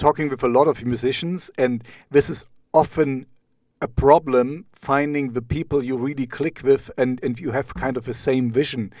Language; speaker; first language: English; non-native, fluent; German